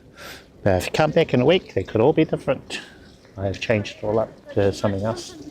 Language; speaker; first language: English; native; English